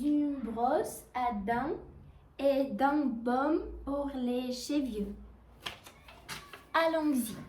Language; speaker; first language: French; non-native, learner; Russian